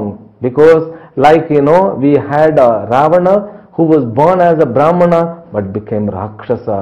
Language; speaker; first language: English; non-native, local second language; Telugu